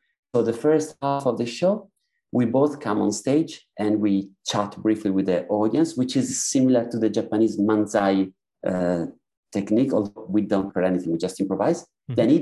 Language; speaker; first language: English; non-native, fluent; Italian